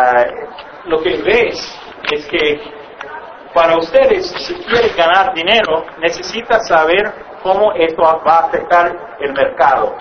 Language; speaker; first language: Spanish; non-native, fluent; English